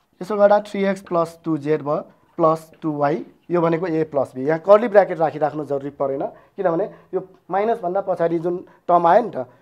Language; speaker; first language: Nepali; non-native, local second language; Newari